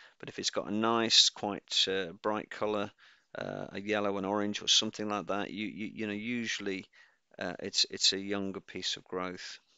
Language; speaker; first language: English; native; English